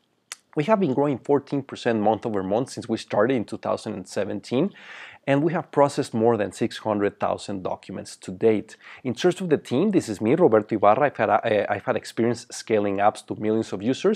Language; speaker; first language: English; non-native, fluent; Spanish